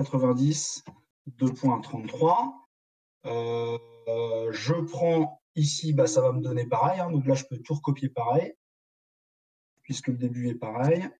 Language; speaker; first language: French; native; French